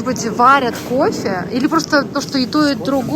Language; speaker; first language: Russian; native; Russian